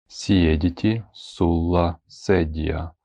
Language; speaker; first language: Italian; non-native, fluent; Ukrainian